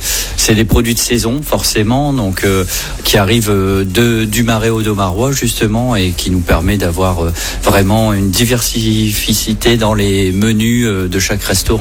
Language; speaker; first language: French; native; French